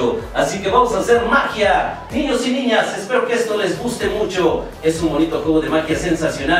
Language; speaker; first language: Spanish; native; Spanish